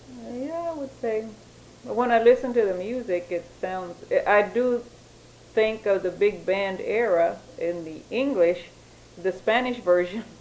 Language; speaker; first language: English; early bilingual, other home language; Spanish